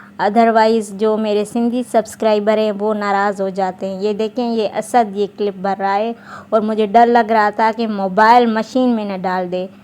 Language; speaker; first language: Urdu; non-native, local second language; Sindhi